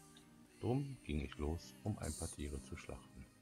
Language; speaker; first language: German; native; German